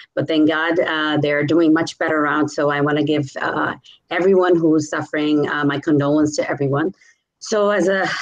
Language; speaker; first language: English; native; English